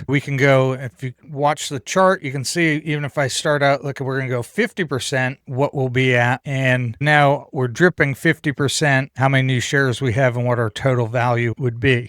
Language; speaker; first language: English; native; English